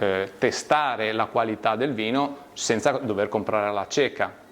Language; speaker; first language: Italian; native; Italian